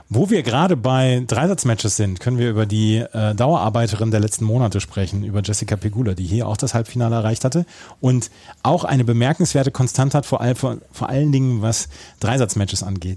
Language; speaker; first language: German; native; German